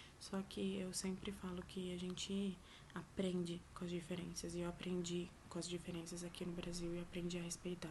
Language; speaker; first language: Portuguese; early bilingual, other home language; Arabic